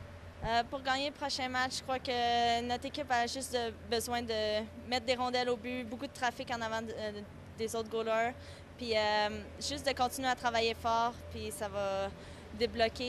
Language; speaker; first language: French; native; French